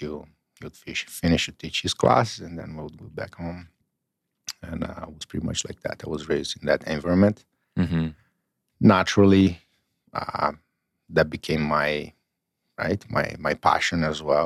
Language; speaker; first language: English; non-native, fluent; Portuguese